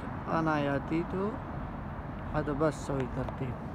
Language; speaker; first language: Arabic; non-native, learner; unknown